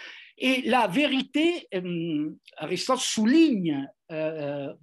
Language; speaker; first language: French; non-native, fluent; Italian